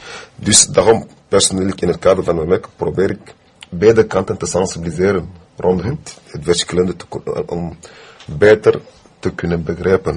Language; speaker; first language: Dutch; non-native, fluent; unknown